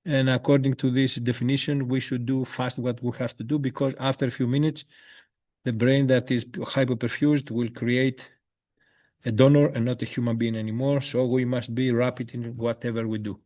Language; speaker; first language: English; non-native, fluent; Greek